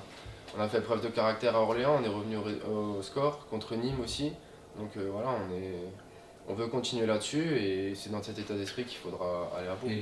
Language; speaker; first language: French; native; French